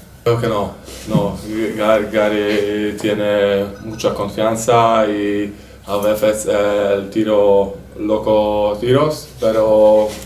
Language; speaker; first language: Spanish; non-native, learner; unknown